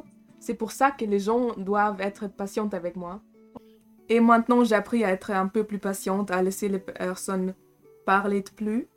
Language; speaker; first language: French; non-native, fluent; German